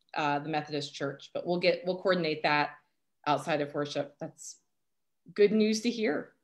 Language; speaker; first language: English; native; English